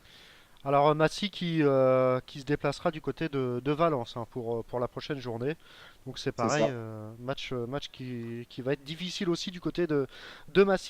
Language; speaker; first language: French; native; French